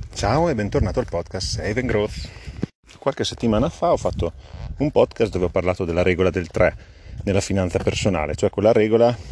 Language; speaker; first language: Italian; native; Italian